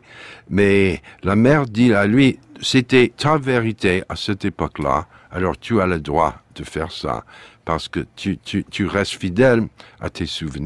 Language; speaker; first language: French; non-native, fluent; English